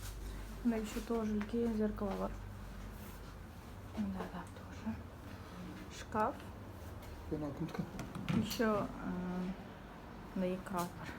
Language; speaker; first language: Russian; non-native, local second language; Kazakh